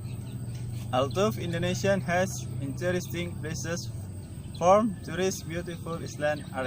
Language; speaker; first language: English; non-native, learner; Indonesian